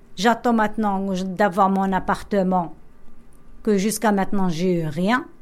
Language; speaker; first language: French; non-native, local second language; Arabic